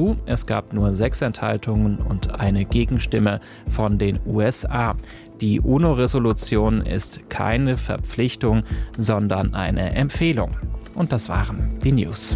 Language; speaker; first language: German; native; German